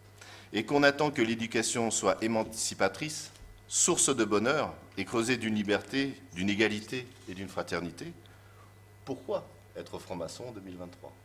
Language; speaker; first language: French; native; French